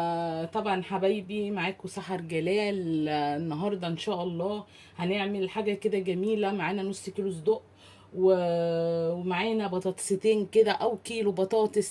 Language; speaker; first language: Arabic; native; Arabic